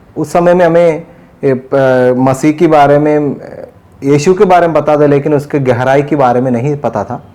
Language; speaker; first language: Hindi; non-native, local second language; Malayalam